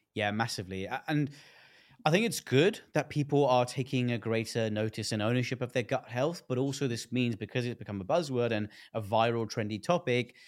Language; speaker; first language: English; early bilingual, other home language; Hindi